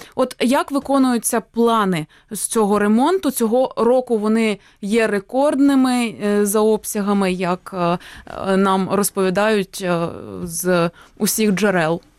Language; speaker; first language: Ukrainian; native; Ukrainian